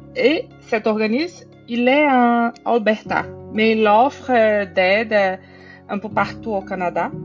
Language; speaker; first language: French; non-native, fluent; Portuguese